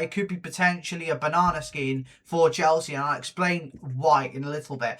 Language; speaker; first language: English; native; English